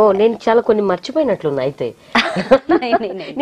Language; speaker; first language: Telugu; native; Telugu